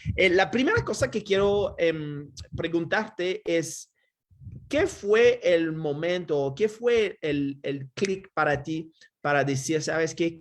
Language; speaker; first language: Spanish; non-native, fluent; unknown